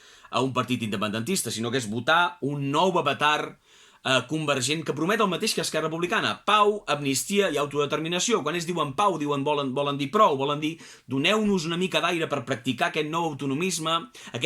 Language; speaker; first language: Catalan; native; Catalan